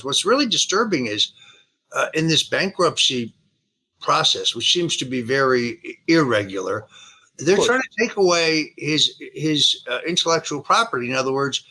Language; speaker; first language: English; native; English